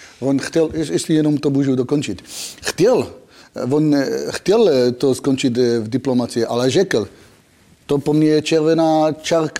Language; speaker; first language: Czech; non-native, fluent; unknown